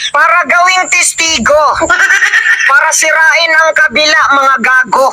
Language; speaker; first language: Filipino; native; Filipino